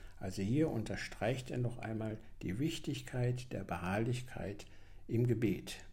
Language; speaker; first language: German; native; German